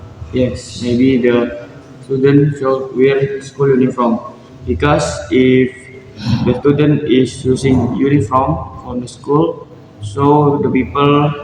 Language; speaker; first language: English; non-native, learner; Indonesian